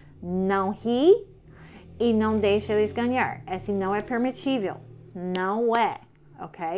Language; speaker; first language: Portuguese; non-native, learner; English